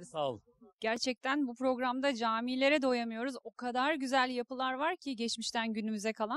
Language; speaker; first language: Turkish; native; Turkish